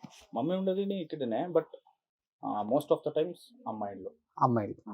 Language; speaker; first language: Telugu; non-native, learner; Kannada